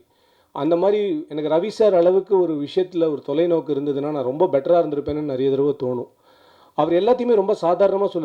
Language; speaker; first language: Tamil; native; Tamil